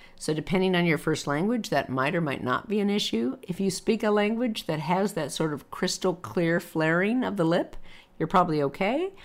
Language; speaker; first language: English; native; English